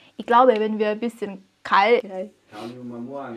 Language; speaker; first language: German; non-native, learner; Thai